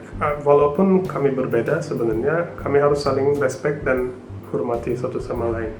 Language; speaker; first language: Indonesian; non-native, fluent; Turkish